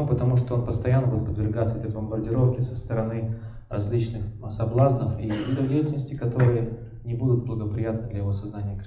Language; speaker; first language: Russian; native; Russian